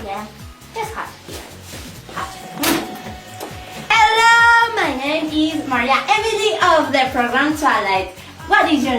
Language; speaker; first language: English; non-native, learner; Spanish